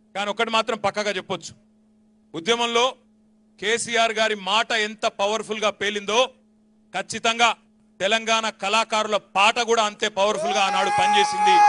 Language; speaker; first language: Telugu; native; Telugu